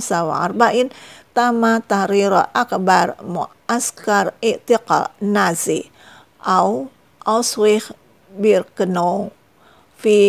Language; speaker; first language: Arabic; non-native, fluent; Indonesian